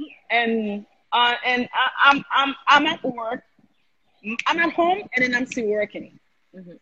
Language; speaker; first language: English; non-native, learner; Haitian Creole